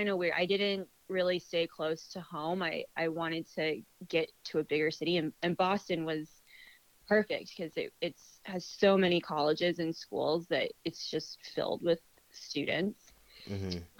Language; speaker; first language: English; native; English